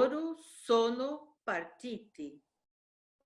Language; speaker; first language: Italian; non-native, learner; Portuguese